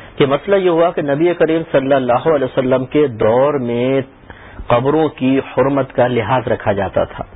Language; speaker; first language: Urdu; native; Urdu